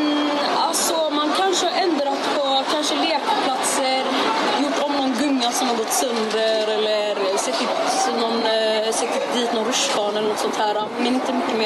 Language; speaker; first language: Swedish; early bilingual, other home language; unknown